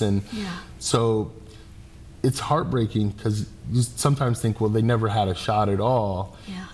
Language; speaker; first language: English; native; English